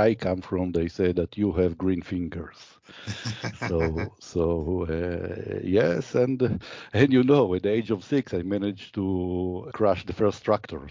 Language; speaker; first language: English; non-native, fluent; Hebrew